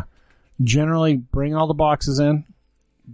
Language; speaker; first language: English; native; English